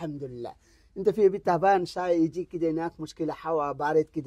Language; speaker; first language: Arabic; non-native, learner; Bangla